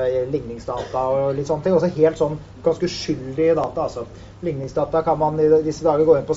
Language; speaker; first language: Norwegian; native; Norwegian